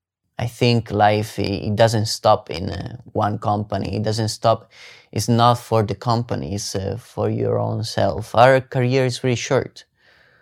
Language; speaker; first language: English; non-native, fluent; Italian